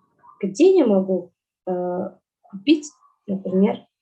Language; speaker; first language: Russian; non-native, local second language; Kazakh